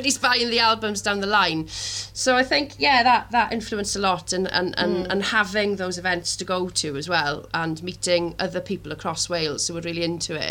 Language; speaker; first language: English; native; English